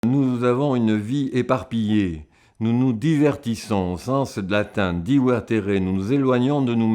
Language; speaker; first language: French; native; French